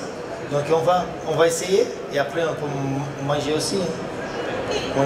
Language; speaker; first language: French; non-native, learner; Portuguese